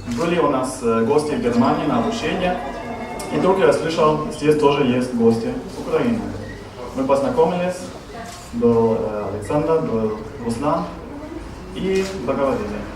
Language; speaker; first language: Russian; non-native, learner; German